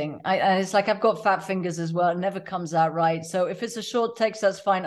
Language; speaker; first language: English; native; English